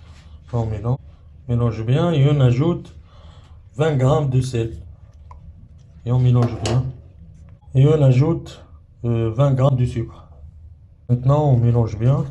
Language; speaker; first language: French; non-native, learner; Arabic